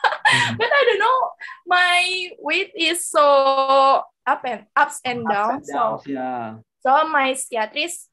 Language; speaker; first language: English; non-native, local second language; Indonesian